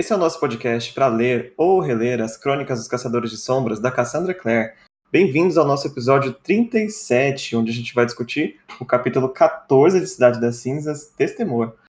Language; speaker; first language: Portuguese; native; Portuguese